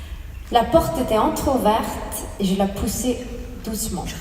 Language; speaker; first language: French; non-native, fluent; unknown